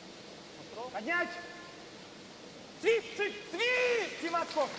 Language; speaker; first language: Russian; native; Russian